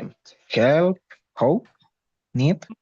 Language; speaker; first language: English; non-native, learner; Spanish